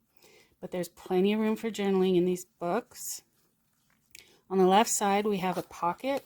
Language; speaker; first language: English; native; English